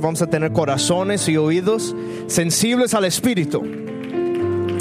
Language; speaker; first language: Spanish; early bilingual, other home language; English